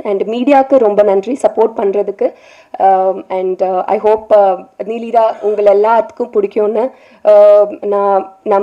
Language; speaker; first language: Tamil; non-native, learner; Telugu